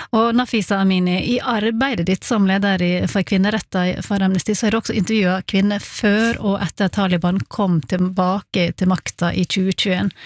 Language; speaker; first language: Norwegian; native; Norwegian